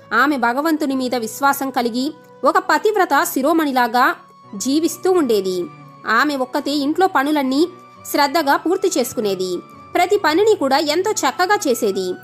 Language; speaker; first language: Telugu; native; Telugu